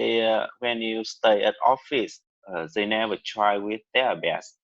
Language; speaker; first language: English; non-native, learner; Vietnamese